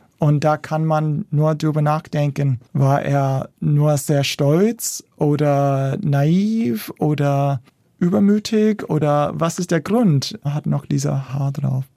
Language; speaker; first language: German; non-native, fluent; English